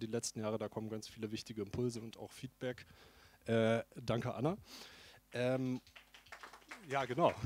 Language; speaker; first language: German; native; German